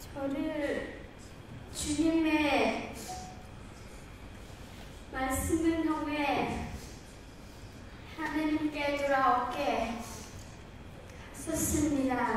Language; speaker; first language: Korean; non-native, learner; Khmer